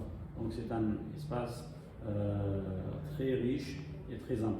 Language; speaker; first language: French; non-native, fluent; Arabic